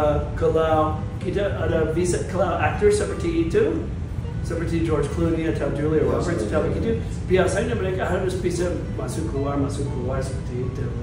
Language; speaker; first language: Indonesian; non-native, fluent; English